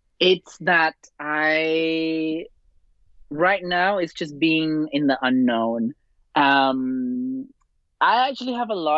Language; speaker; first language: English; non-native, fluent; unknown